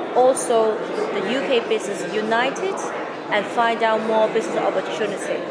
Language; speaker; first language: English; non-native, fluent; Chinese